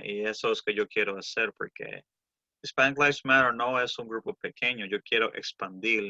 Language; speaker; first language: Spanish; early bilingual, heritage; Spanish